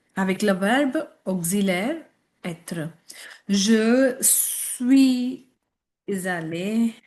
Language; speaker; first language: French; non-native, fluent; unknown